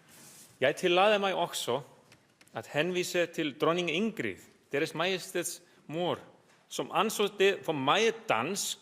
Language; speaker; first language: Danish; non-native, fluent; Icelandic